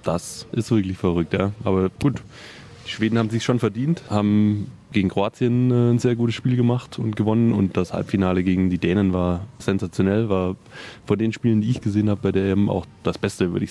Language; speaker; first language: German; native; German